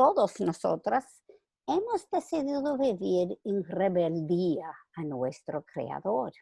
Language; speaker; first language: Spanish; non-native, fluent; English